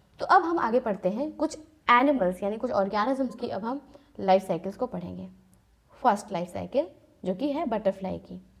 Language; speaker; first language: Hindi; native; Hindi